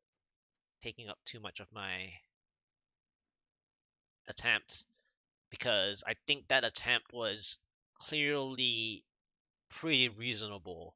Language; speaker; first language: English; native; English